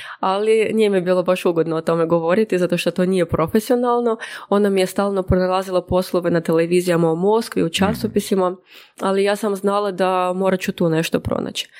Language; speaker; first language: Croatian; non-native, fluent; Russian